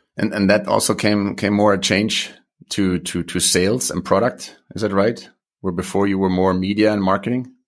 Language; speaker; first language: English; non-native, fluent; German